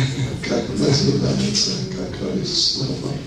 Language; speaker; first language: Russian; non-native, learner; English